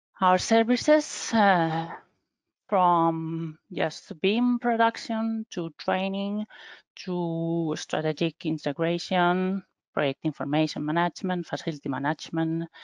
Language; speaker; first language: English; non-native, fluent; Spanish